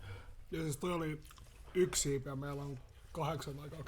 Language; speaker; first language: Finnish; native; Finnish